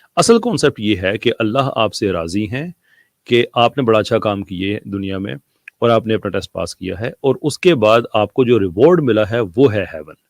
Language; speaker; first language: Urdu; non-native, local second language; Punjabi